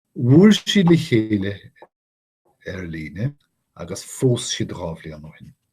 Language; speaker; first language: Irish; non-native, fluent; English